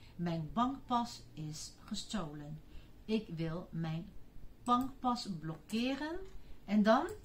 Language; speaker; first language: Dutch; non-native, fluent; Chinese